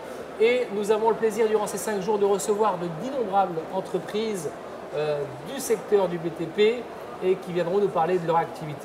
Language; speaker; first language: French; native; French